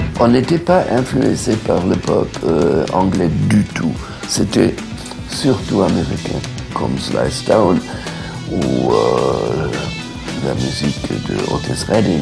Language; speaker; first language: French; non-native, fluent; German